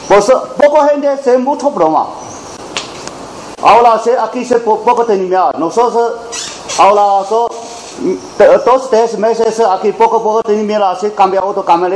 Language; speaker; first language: Spanish; non-native, learner; Chinese